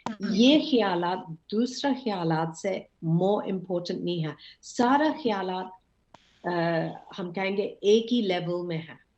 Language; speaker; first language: Hindi; early bilingual, heritage; English